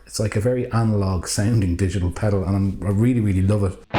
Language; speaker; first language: English; native; English